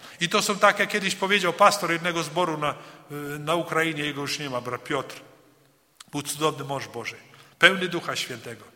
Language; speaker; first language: Polish; early bilingual, heritage; Polish